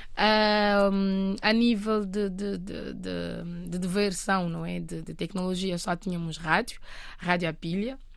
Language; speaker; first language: Portuguese; non-native, local second language; Kabuverdianu